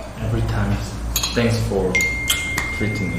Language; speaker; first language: English; non-native, learner; Korean